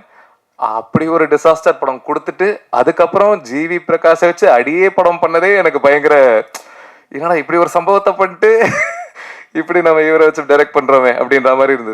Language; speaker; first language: Tamil; native; Tamil